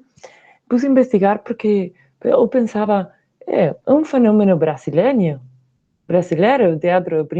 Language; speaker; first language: Portuguese; non-native, learner; Spanish